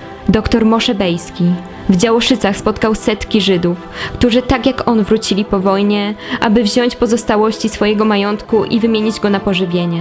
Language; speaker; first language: Polish; native; Polish